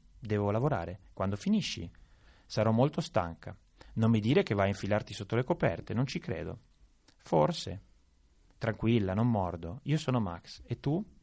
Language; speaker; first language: Italian; native; Italian